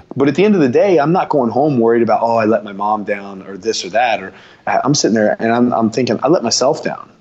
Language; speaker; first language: English; native; English